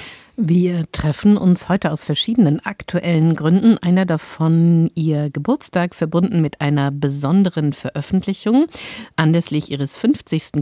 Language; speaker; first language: German; native; German